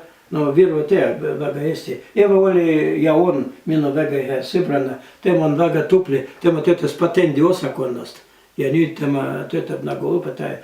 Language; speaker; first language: Estonian; non-native, learner; Russian